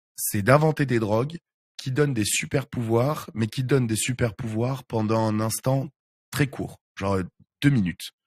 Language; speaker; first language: French; native; French